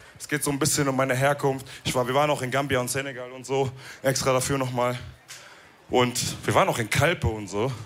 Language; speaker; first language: German; early bilingual, other home language; Wolof